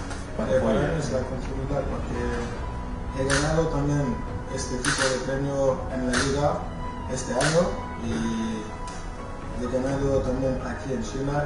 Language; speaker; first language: Spanish; non-native, fluent; French